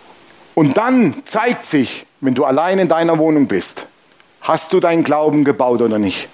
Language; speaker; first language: German; native; German